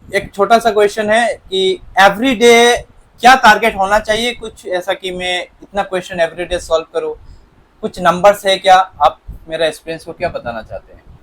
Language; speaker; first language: Hindi; non-native, local second language; Bangla